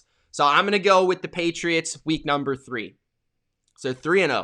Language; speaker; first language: English; native; English